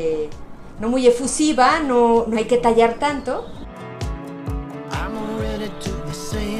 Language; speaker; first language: Spanish; native; Spanish